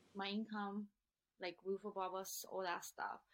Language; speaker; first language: English; non-native, fluent; Japanese